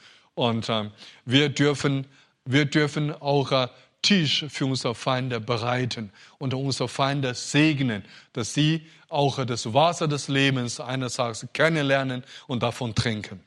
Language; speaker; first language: German; non-native, fluent; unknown